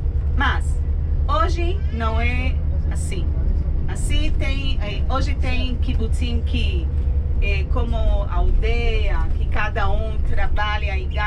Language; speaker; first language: Portuguese; non-native, learner; Hebrew